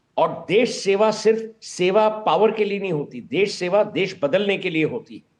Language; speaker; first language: Hindi; non-native, local second language; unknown